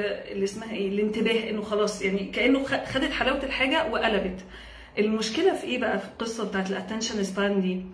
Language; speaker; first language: Arabic; native; Arabic